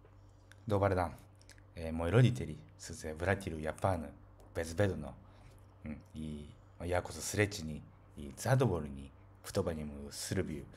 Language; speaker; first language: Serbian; non-native, fluent; Japanese